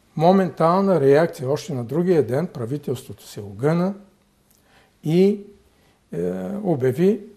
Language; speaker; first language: Bulgarian; native; Bulgarian